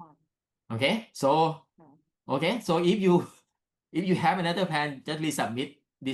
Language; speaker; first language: English; non-native, learner; Thai